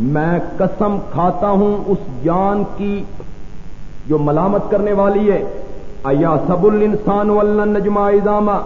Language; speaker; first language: Urdu; non-native, local second language; Punjabi